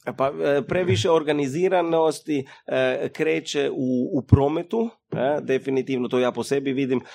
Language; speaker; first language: Croatian; early bilingual, heritage; Croatian